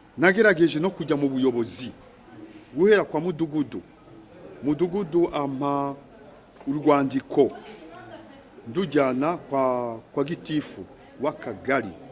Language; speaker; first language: Kinyarwanda; early bilingual, heritage; Kinyarwanda